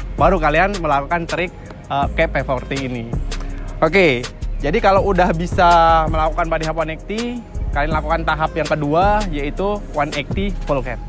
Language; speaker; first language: Indonesian; native; Indonesian